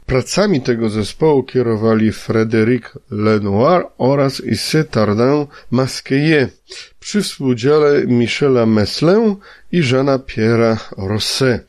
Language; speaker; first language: Polish; native; Polish